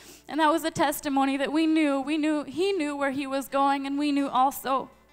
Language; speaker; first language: English; early bilingual, other home language; Ukrainian